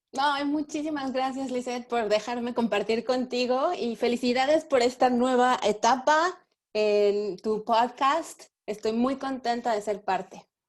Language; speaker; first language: Spanish; native; Spanish